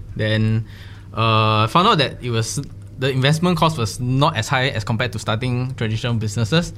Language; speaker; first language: English; non-native, local second language; Chinese